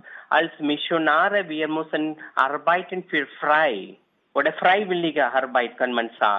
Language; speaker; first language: German; non-native, learner; Tamil